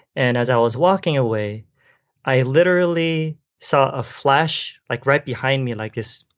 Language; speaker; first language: English; native; English